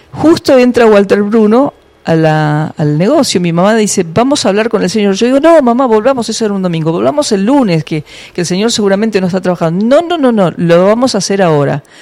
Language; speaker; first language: Spanish; early bilingual, other home language; English